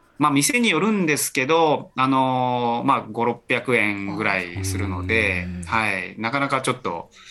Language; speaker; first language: Japanese; native; Japanese